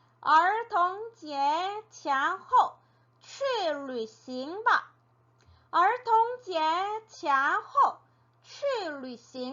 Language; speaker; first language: Chinese; non-native, fluent; Korean